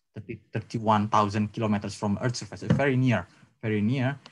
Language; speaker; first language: English; non-native, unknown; Indonesian